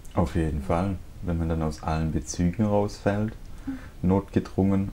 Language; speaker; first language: German; native; German